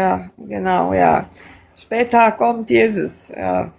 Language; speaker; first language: German; non-native, learner; Serbian